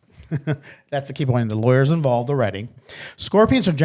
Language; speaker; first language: English; native; English